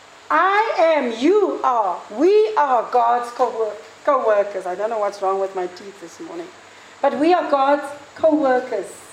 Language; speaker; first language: English; non-native, local second language; Afrikaans